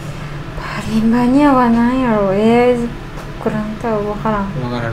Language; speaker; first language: Indonesian; non-native, learner; Japanese